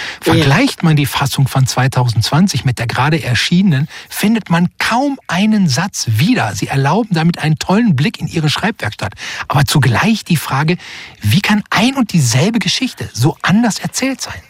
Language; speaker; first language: German; native; German